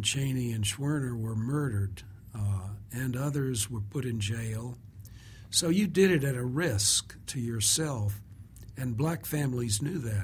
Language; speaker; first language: English; native; English